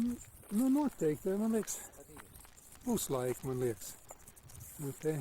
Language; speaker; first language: Latvian; early bilingual, heritage; Latvian